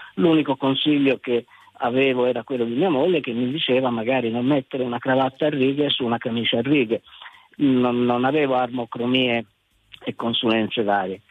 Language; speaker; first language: Italian; native; Italian